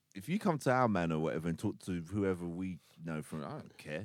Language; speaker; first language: English; native; English